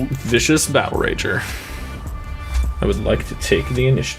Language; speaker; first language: English; native; English